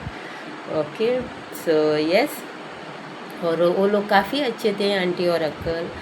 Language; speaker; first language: Hindi; non-native, local second language; Konkani